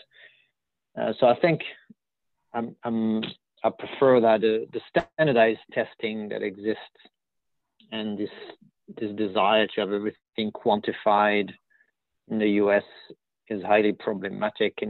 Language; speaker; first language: English; non-native, fluent; French